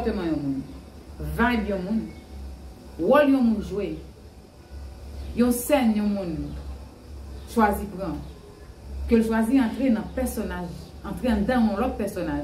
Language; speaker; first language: French; non-native, learner; Haitian Creole